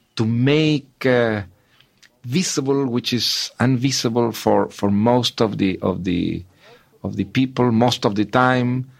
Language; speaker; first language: English; non-native, fluent; Spanish